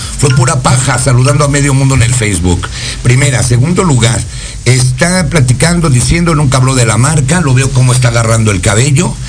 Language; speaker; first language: Spanish; native; Spanish